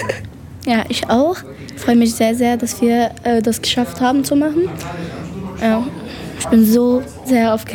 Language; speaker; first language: German; non-native, learner; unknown